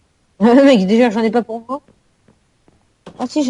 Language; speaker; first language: French; native; French